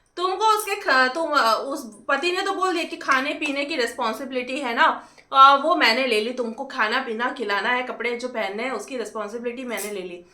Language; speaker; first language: Hindi; non-native, local second language; Bangla